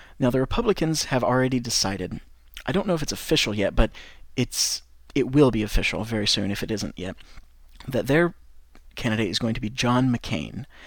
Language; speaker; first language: English; native; English